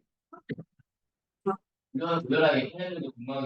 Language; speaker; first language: Korean; native; Korean